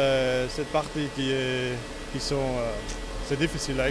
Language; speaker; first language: French; non-native, local second language; Italian